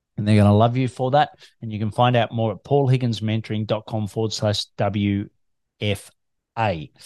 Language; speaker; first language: English; native; English